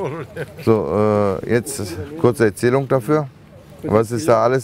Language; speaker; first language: German; non-native, fluent; Turkish